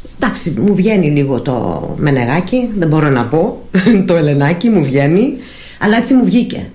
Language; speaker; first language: Greek; early bilingual, heritage; English